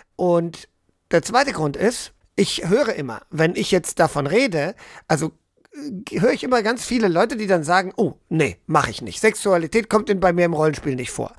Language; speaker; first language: German; native; German